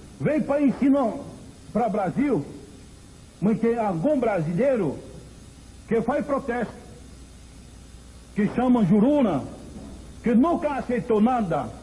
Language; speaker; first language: Portuguese; non-native, local second language; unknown